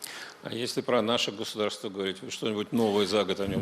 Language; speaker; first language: Russian; native; Russian